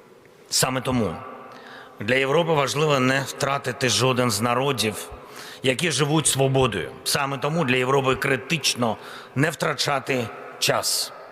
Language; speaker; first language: Ukrainian; non-native, local second language; Russian